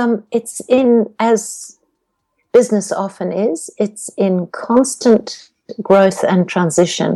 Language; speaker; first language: English; native; English